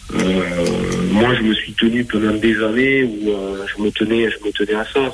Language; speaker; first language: French; native; French